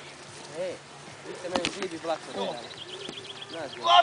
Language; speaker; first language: Croatian; native; Croatian